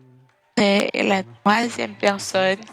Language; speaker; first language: French; non-native, fluent; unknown